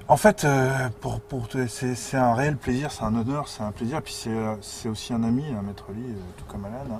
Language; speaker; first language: French; native; French